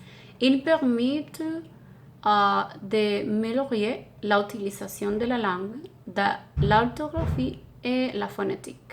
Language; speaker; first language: French; non-native, learner; Spanish